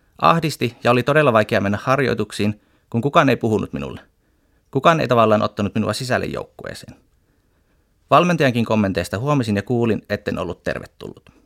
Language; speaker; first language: Finnish; native; Finnish